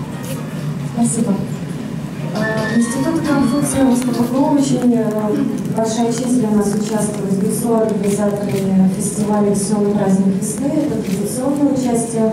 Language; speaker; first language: Russian; non-native, fluent; Chinese